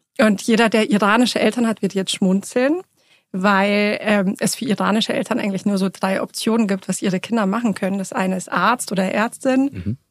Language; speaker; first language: German; early bilingual, other home language; Persian